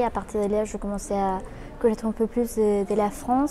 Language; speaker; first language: French; non-native, fluent; Spanish